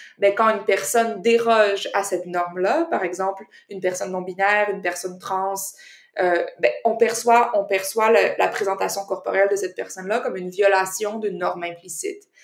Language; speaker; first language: French; native; French